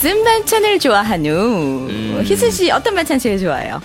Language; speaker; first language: Korean; native; Korean